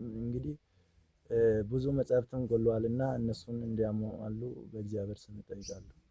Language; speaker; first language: Amharic; non-native, local second language; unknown